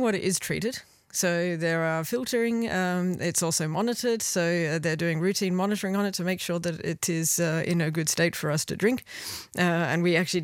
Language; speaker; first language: English; native; English